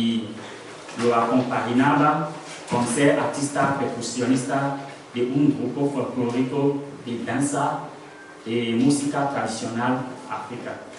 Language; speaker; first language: Spanish; non-native, learner; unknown